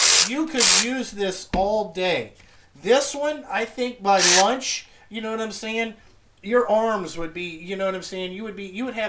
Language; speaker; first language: English; native; English